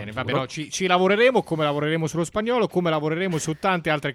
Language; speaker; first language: Italian; native; Italian